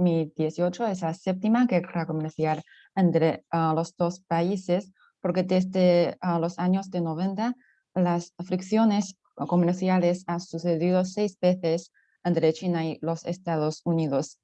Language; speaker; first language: Spanish; non-native, fluent; Chinese